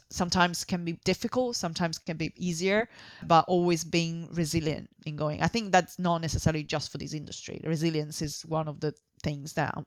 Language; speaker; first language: English; non-native, fluent; Italian